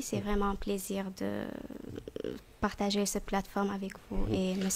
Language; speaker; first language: French; non-native, fluent; Arabic